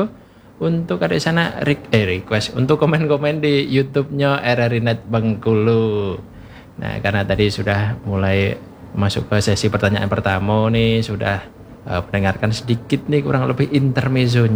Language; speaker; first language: Indonesian; non-native, local second language; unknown